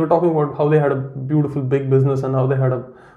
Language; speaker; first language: English; non-native, local second language; Kashmiri